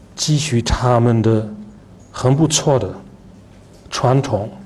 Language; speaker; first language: Chinese; non-native, fluent; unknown